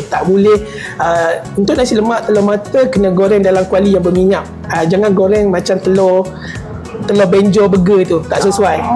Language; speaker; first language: Malay; native; Malay